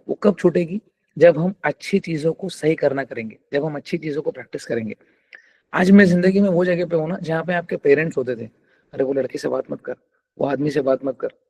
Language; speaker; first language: Hindi; non-native, local second language; Telugu